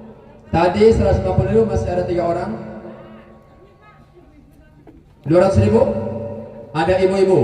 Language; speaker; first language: Indonesian; native; Indonesian